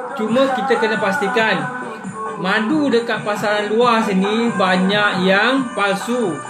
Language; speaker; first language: Malay; non-native, local second language; Buginese